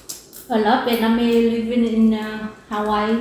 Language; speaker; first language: English; non-native, learner; Vietnamese